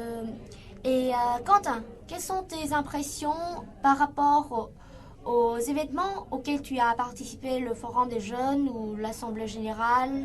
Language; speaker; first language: French; non-native, fluent; Vietnamese